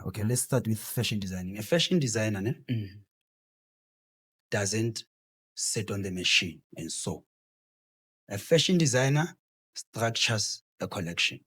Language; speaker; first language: English; non-native, local second language; Southern Sotho